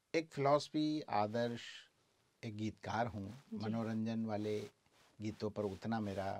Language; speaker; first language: Hindi; native; Hindi